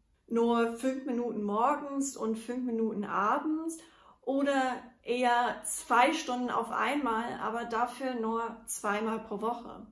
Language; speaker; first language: German; non-native, fluent; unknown